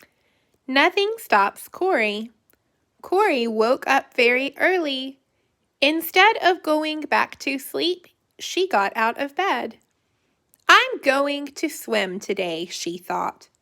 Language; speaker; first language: English; native; English